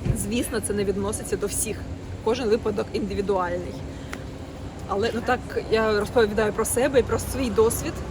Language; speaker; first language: Ukrainian; non-native, local second language; Russian